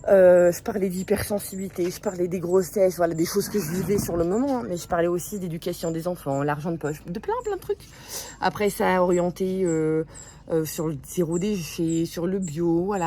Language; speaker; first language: French; native; French